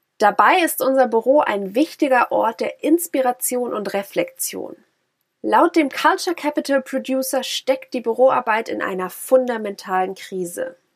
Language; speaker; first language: German; native; German